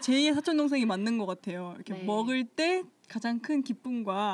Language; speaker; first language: Korean; native; Korean